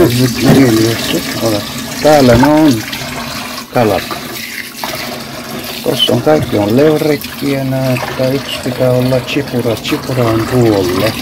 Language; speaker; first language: Finnish; non-native, fluent; Turkish